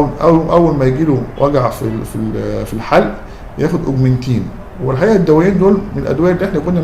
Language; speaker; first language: Arabic; native; Arabic